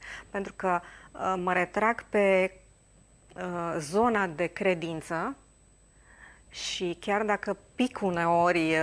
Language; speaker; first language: Romanian; native; Romanian